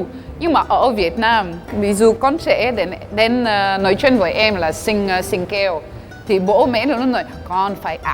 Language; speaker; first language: Vietnamese; non-native, fluent; French